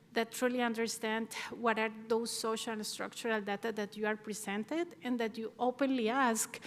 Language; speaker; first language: English; non-native, fluent; Spanish